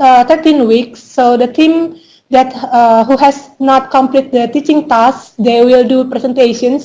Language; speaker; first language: English; non-native, fluent; Indonesian